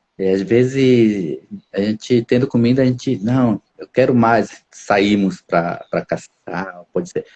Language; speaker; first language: Portuguese; non-native, local second language; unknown